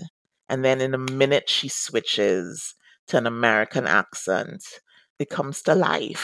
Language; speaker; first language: English; native; English